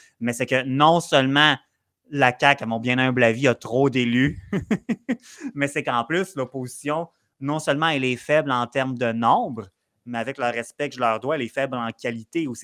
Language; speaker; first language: French; native; French